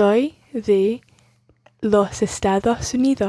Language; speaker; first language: Spanish; non-native, learner; English